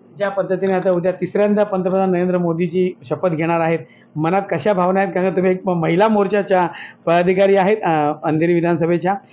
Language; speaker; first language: Marathi; native; Marathi